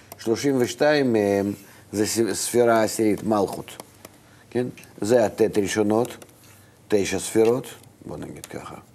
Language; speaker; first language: Hebrew; non-native, fluent; Russian